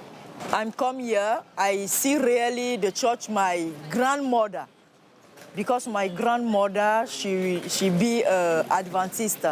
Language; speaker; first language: English; non-native, learner; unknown